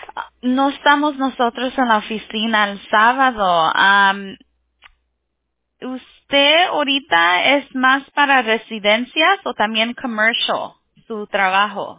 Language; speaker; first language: Spanish; early bilingual, heritage; Spanish